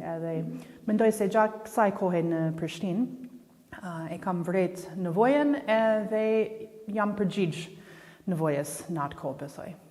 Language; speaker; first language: Albanian; non-native, fluent; English